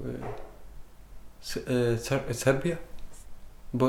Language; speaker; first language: French; non-native, learner; Punjabi